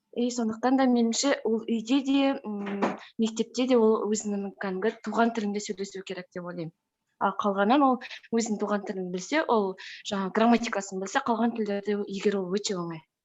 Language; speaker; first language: Kazakh; native; Kazakh